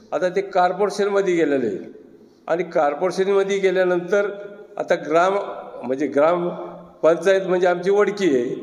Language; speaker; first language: Marathi; native; Marathi